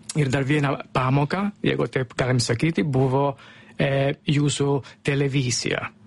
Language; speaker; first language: Lithuanian; non-native, learner; Italian